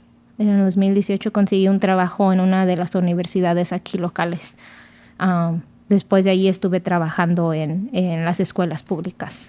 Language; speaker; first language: Spanish; early bilingual, other home language; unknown